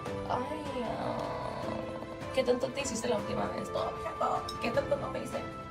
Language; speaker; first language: Spanish; early bilingual, heritage; Spanish